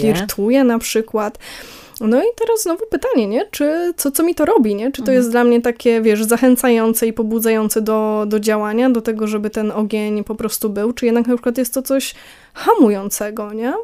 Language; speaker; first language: Polish; native; Polish